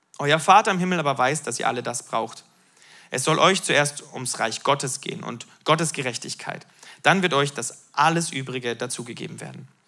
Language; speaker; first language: German; native; German